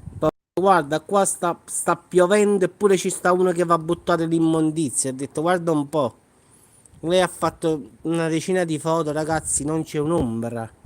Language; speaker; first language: Italian; native; Italian